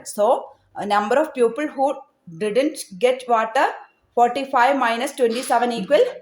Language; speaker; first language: English; non-native, local second language; Malayalam